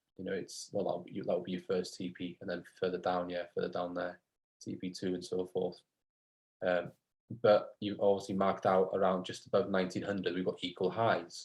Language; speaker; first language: English; native; English